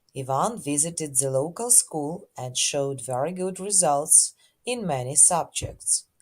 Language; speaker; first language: English; non-native, fluent; Ukrainian